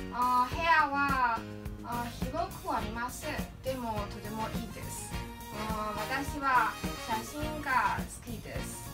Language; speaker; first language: Japanese; non-native, learner; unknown